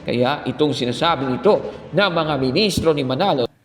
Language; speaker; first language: Filipino; native; Filipino